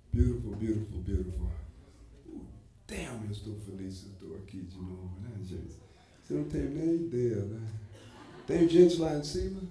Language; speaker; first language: Portuguese; non-native, fluent; English